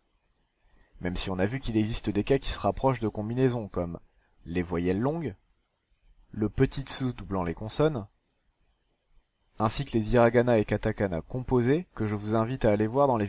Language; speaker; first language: French; native; French